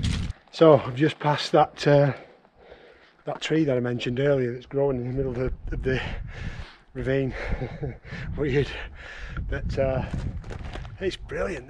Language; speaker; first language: English; native; English